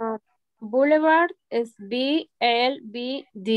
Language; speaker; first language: English; non-native, learner; Spanish